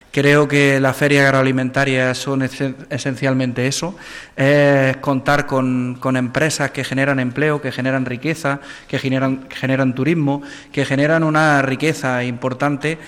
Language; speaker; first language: Spanish; native; Spanish